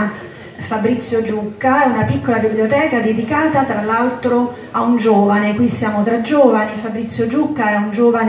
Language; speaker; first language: Italian; native; Italian